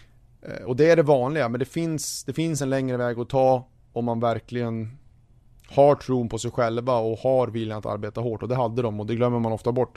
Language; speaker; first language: Swedish; native; Swedish